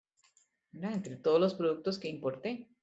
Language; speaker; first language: Spanish; native; Spanish